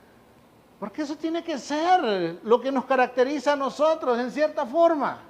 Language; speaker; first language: Spanish; native; Spanish